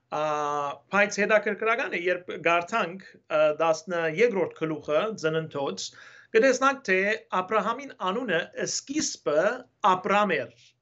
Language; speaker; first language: Armenian; early bilingual, heritage; Armenian